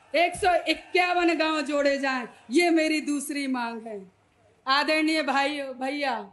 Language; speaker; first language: Hindi; native; Hindi